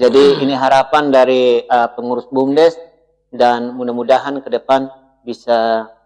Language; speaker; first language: Indonesian; native; Indonesian